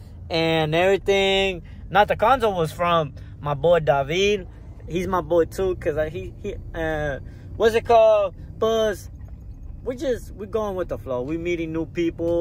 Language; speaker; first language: English; early bilingual, other home language; Spanish